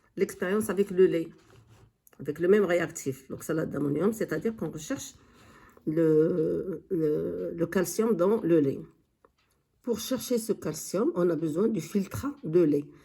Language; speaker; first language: French; non-native, local second language; Arabic